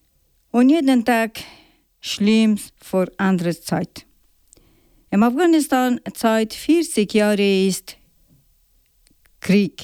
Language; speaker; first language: German; non-native, learner; Persian